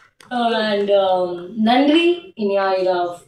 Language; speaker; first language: Tamil; non-native, learner; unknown